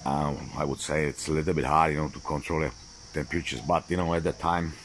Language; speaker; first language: English; non-native, fluent; Czech